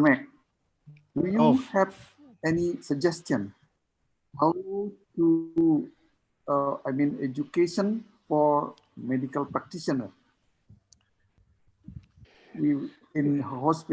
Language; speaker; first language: English; non-native, learner; Indonesian